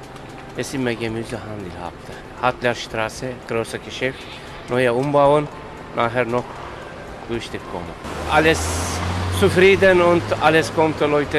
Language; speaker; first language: German; non-native, learner; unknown